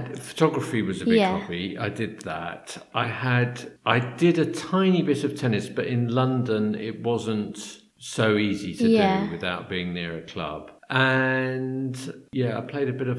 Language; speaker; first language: English; native; English